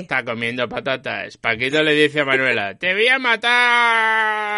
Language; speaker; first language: Spanish; native; Spanish